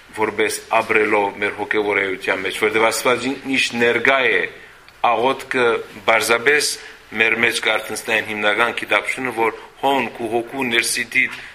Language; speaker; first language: Armenian; early bilingual, heritage; Armenian